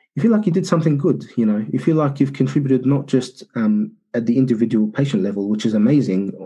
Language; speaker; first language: English; early bilingual, other home language; Arabic